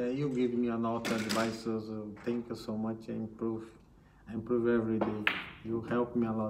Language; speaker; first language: English; non-native, learner; Portuguese